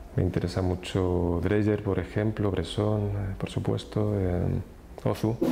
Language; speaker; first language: Spanish; native; Spanish